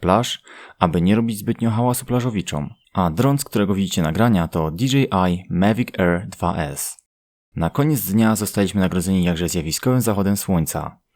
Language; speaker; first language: Polish; native; Polish